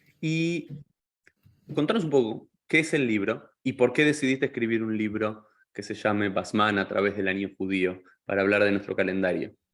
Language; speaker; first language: Spanish; native; Spanish